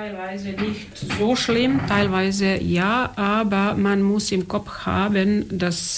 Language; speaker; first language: German; non-native, fluent; Serbian